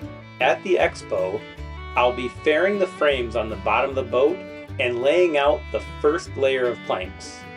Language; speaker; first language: English; native; English